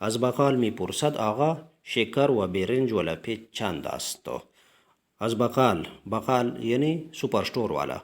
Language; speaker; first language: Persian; non-native, fluent; Urdu